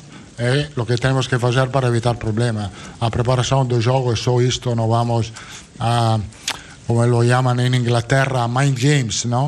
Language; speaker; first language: Portuguese; non-native, fluent; Italian